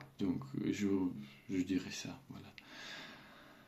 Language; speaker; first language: French; non-native, learner; Russian